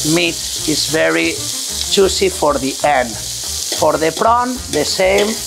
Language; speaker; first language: English; non-native, fluent; Catalan